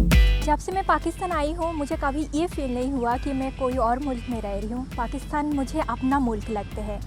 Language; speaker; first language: Hindi; non-native, fluent; Bangla